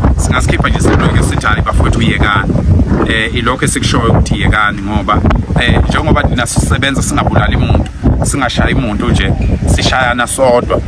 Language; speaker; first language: Zulu; native; Zulu